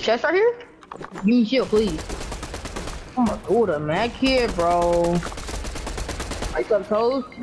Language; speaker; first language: English; native; English